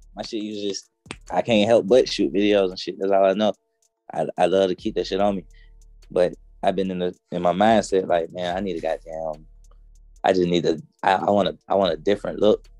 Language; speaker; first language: English; native; English